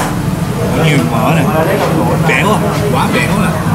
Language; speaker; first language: Vietnamese; non-native, learner; Japanese